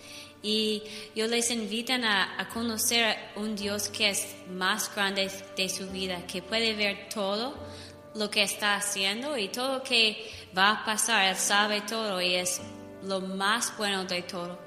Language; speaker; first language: Spanish; non-native, learner; English